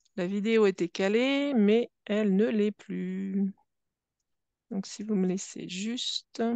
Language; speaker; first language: French; native; French